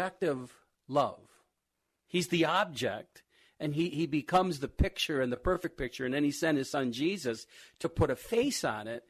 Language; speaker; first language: English; native; English